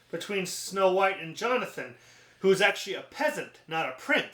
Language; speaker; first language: English; native; English